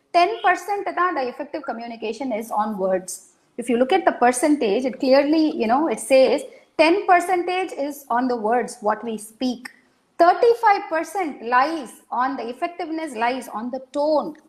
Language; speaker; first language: English; non-native, local second language; Tamil